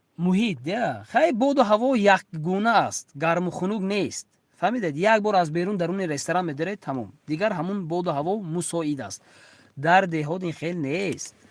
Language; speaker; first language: Tajik; native; Tajik